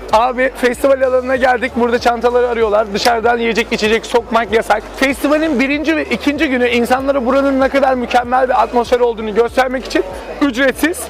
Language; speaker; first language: Turkish; native; Turkish